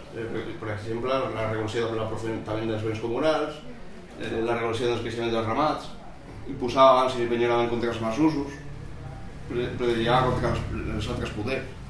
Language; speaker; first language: Catalan; non-native, local second language; Spanish